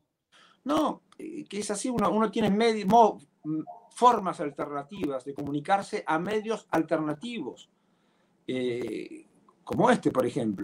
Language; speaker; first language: Spanish; native; Spanish